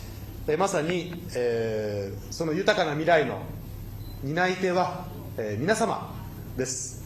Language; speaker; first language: Japanese; native; Japanese